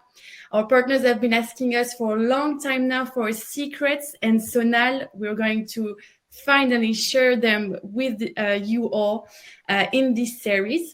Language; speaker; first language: English; non-native, fluent; French